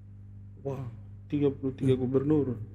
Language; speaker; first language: Malay; native; Malay